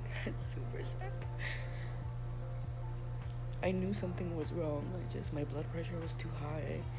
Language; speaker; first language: English; native; English